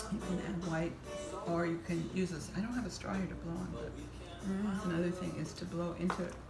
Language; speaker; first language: English; native; English